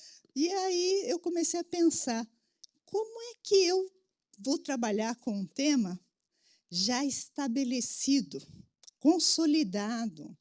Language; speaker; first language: Portuguese; native; Portuguese